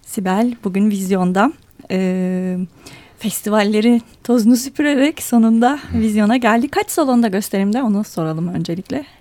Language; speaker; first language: Turkish; native; Turkish